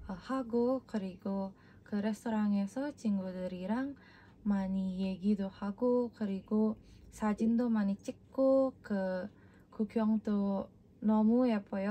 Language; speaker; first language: Korean; non-native, learner; Indonesian